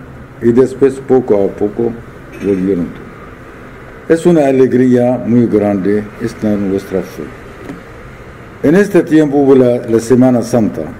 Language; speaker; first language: Spanish; non-native, fluent; Arabic